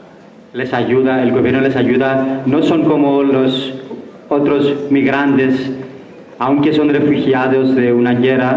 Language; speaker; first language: Spanish; non-native, fluent; Greek